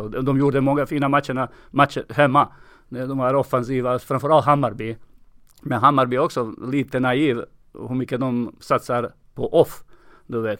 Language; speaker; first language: Swedish; non-native, fluent; Serbian